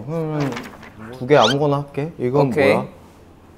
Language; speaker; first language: Korean; native; Korean